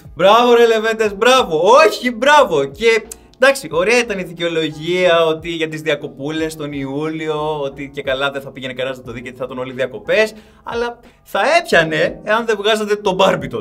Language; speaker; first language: Greek; native; Greek